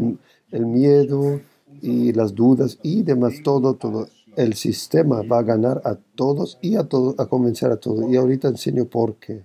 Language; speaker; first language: Spanish; non-native, fluent; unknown